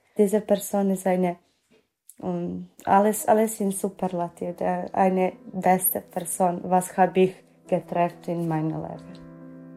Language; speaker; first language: German; non-native, learner; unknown